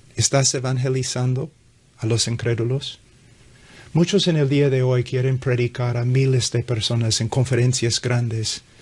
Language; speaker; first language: Spanish; non-native, fluent; English